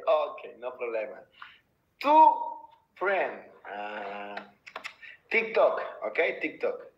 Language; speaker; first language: English; non-native, learner; Spanish